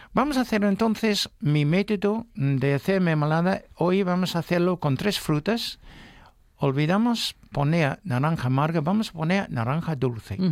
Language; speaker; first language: Spanish; non-native, fluent; English